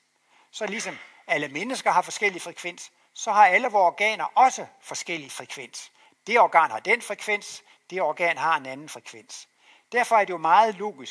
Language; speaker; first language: Danish; native; Danish